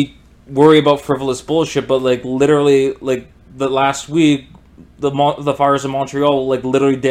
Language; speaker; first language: English; native; English